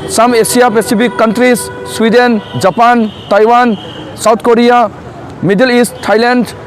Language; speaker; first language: Hindi; non-native, local second language; Manipuri